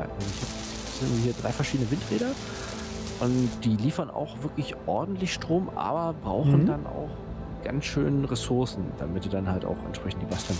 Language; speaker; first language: German; native; German